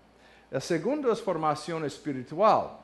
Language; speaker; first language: Spanish; non-native, learner; English